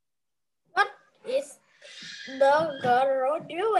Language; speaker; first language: English; non-native, learner; Vietnamese